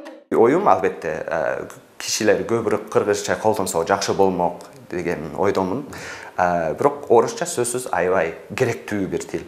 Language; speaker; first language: Kyrgyz; non-native, fluent; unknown